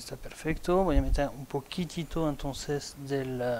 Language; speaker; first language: Spanish; non-native, fluent; French